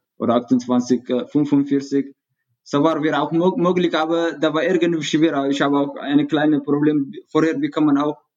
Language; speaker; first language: German; non-native, learner; Tigrinya